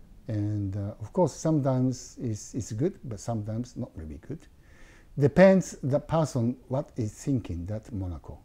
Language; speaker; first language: English; non-native, learner; Japanese